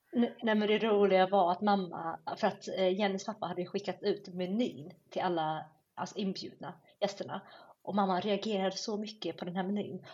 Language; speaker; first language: Swedish; early bilingual, other home language; Chinese